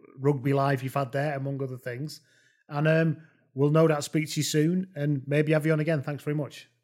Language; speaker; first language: English; native; English